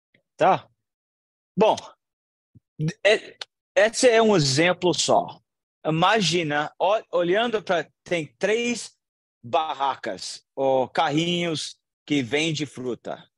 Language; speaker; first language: Portuguese; non-native, learner; English